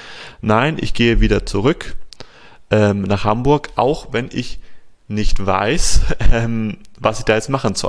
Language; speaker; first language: German; native; German